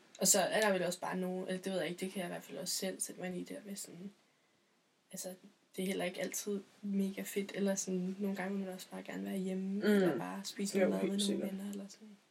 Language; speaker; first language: Danish; native; Danish